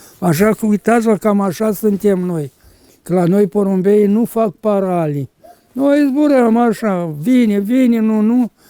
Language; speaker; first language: Romanian; native; Romanian